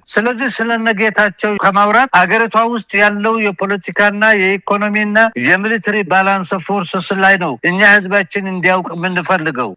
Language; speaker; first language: Amharic; non-native, local second language; Oromo